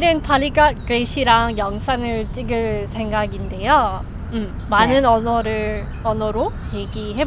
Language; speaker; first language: Korean; non-native, fluent; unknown